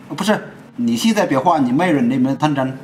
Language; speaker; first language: Chinese; native; Chinese